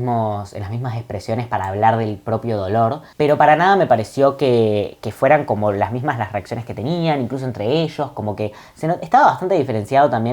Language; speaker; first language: Spanish; native; Spanish